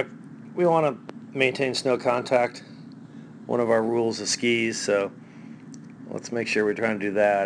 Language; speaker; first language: English; native; English